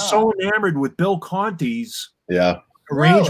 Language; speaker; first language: English; native; English